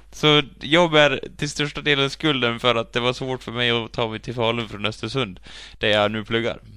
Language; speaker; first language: Swedish; native; Swedish